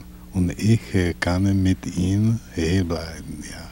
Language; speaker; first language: German; non-native, fluent; Czech